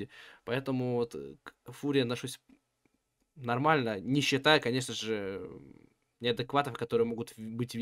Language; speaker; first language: Russian; native; Russian